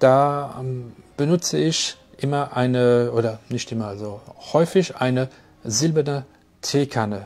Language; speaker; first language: German; non-native, fluent; French